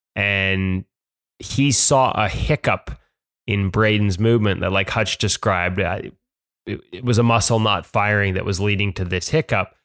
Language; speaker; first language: English; native; English